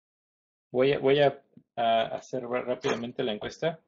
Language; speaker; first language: Spanish; native; Spanish